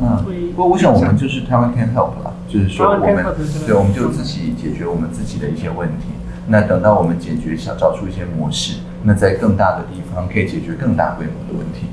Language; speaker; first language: Chinese; native; Chinese